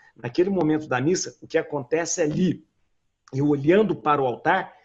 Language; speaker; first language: Portuguese; native; Portuguese